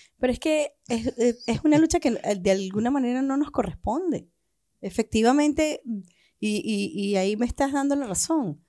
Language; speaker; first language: Spanish; native; Spanish